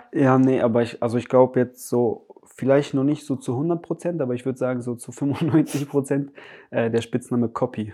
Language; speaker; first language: German; early bilingual, other home language; Polish